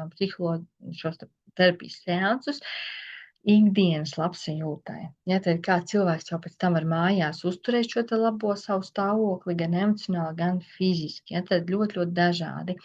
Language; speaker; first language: Latvian; native; Latvian